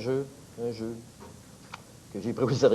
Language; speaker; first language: French; native; French